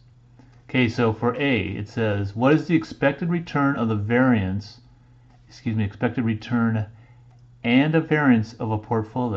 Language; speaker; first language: English; native; English